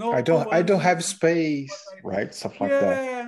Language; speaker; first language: English; non-native, learner; Portuguese